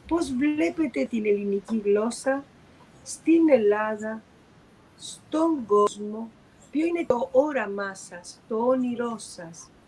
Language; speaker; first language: Greek; early bilingual, heritage; Greek